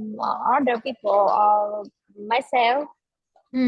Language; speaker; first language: English; non-native, learner; Vietnamese